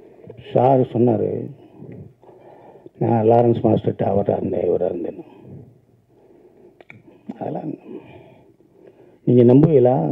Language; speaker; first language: Tamil; native; Tamil